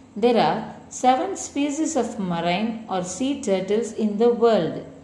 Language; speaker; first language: English; non-native, local second language; Tamil